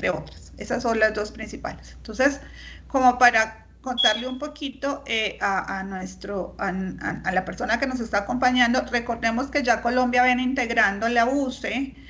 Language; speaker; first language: Spanish; native; Spanish